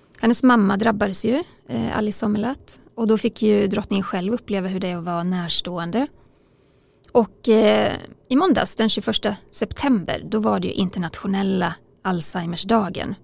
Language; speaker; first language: Swedish; native; Swedish